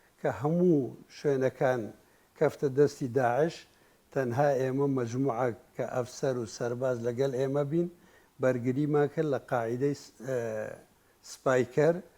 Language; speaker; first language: Central Kurdish; non-native, local second language; Kurdish